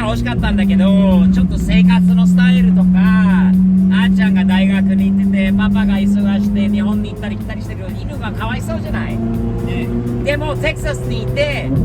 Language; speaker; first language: Japanese; non-native, fluent; English